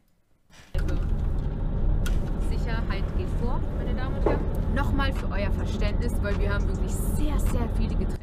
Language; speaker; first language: German; native; German